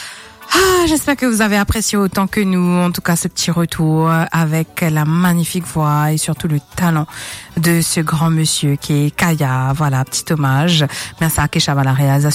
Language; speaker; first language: French; native; French